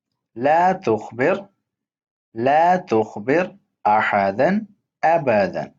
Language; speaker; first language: Arabic; non-native, fluent; Urdu